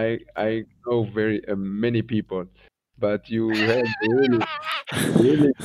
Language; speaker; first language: English; non-native, learner; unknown